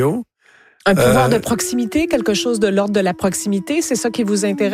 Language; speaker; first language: French; native; French